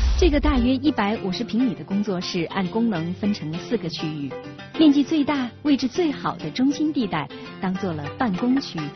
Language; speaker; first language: Chinese; native; Chinese